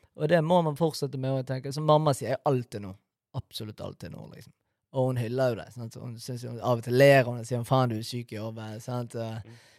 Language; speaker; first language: Norwegian; early bilingual, other home language; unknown